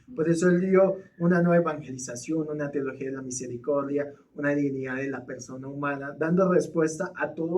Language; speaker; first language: Spanish; native; Spanish